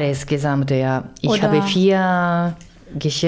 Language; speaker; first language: German; non-native, learner; Japanese